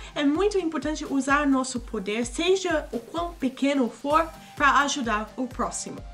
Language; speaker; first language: Portuguese; non-native, fluent; English